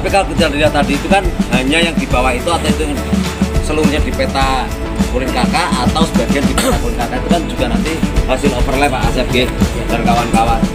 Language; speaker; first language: Indonesian; native; Indonesian